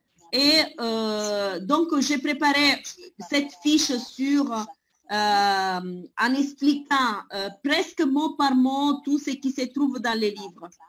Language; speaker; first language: French; non-native, fluent; Italian